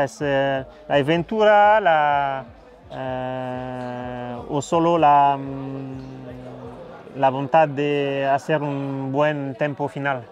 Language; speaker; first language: Spanish; non-native, learner; French